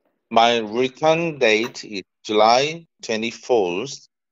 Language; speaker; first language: English; non-native, learner; Korean